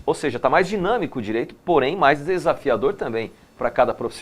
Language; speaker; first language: Portuguese; native; Portuguese